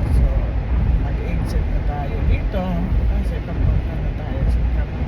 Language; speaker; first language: Filipino; non-native, local second language; Cebuano